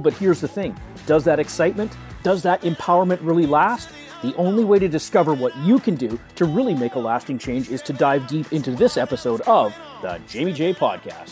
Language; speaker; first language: English; native; English